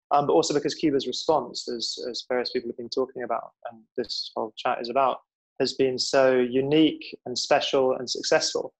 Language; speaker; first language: English; native; English